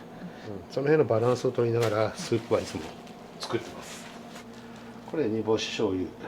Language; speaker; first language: Japanese; native; Japanese